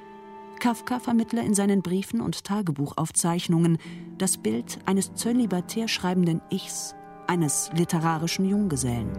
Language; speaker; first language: German; native; German